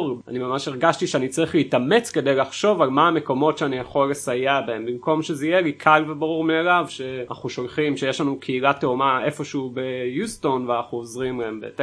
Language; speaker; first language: Hebrew; native; Hebrew